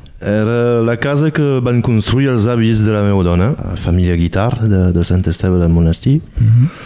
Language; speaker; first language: Catalan; non-native, local second language; French